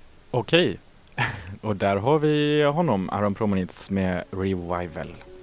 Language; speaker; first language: Swedish; native; Swedish